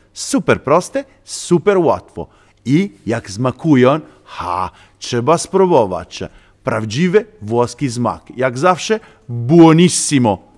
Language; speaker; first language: Polish; non-native, learner; Italian